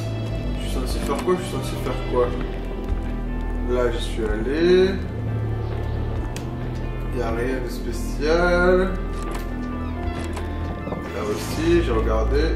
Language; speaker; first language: French; native; French